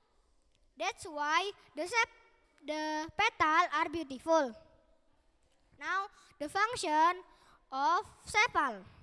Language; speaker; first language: English; non-native, learner; Indonesian